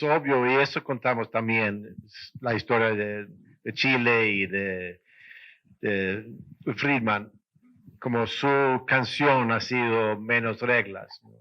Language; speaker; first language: Spanish; non-native, fluent; Swedish